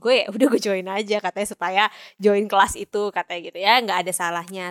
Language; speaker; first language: Indonesian; early bilingual, heritage; Indonesian